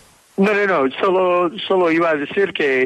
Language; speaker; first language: Spanish; non-native, fluent; English